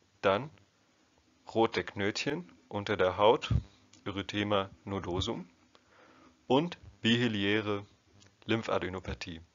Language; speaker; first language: German; non-native, fluent; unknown